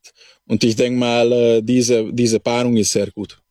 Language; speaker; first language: German; non-native, local second language; Hungarian